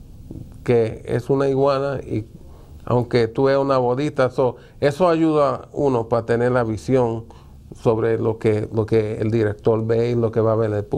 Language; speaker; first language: Spanish; early bilingual, heritage; Spanish